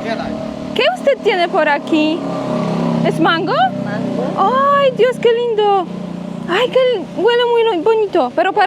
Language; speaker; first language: Spanish; non-native, fluent; Polish